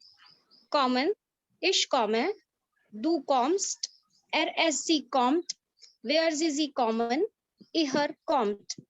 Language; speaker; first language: German; non-native, learner; Hindi